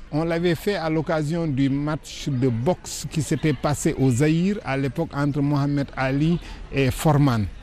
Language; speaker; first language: French; non-native, local second language; Wolof